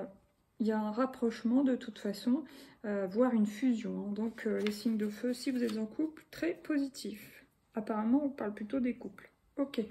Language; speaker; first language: French; native; French